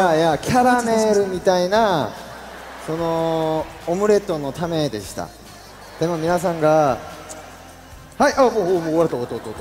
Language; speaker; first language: Japanese; non-native, fluent; Korean